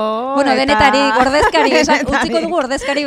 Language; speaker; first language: Basque; native; Basque